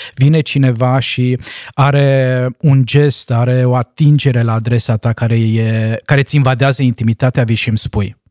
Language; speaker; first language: Romanian; non-native, local second language; Hungarian